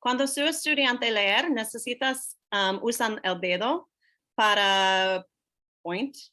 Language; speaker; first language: Spanish; non-native, learner; English